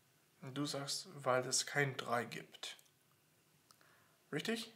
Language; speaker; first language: German; non-native, fluent; English